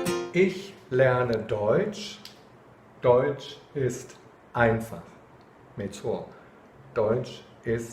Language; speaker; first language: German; non-native, fluent; Chinese